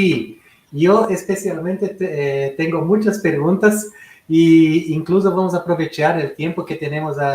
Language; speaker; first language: Spanish; non-native, fluent; Portuguese